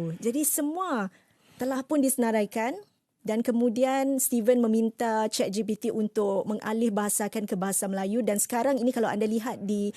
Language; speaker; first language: Malay; native; Malay